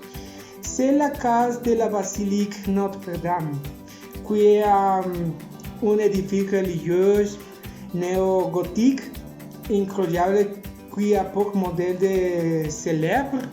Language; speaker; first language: French; non-native, learner; Spanish